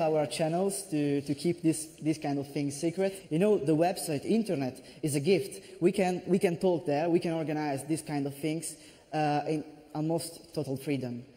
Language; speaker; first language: English; non-native, fluent; Italian